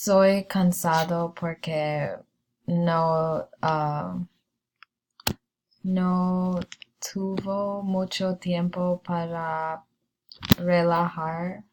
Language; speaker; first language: Spanish; non-native, learner; English